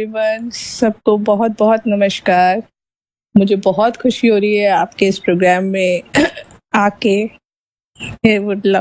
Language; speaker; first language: Hindi; native; Hindi